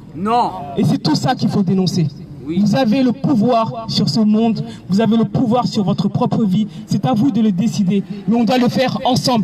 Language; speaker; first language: French; native; French